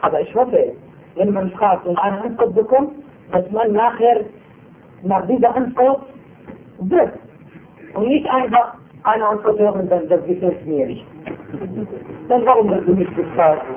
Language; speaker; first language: German; non-native, fluent; Arabic